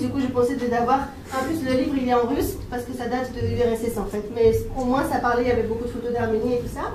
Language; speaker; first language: French; non-native, fluent; Armenian